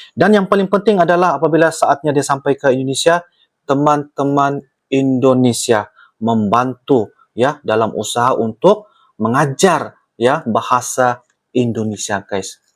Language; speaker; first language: Malay; native; Malay